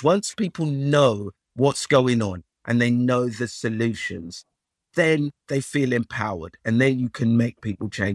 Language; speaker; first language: English; early bilingual, other home language; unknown